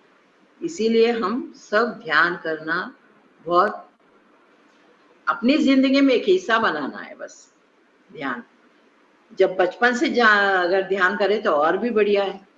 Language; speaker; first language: Hindi; non-native, local second language; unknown